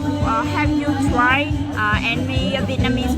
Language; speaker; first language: English; non-native, learner; Vietnamese